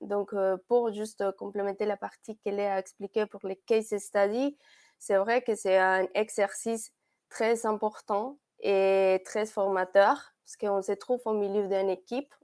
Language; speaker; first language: French; non-native, fluent; Spanish